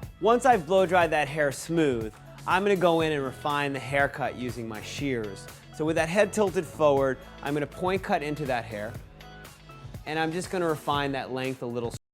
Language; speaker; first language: English; native; English